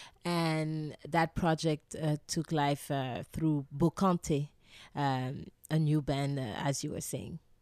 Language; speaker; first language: English; non-native, fluent; French